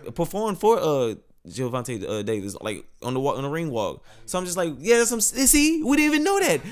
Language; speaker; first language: English; native; English